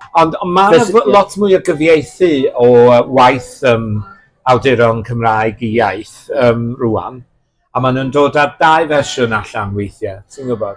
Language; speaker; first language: Welsh; native; Welsh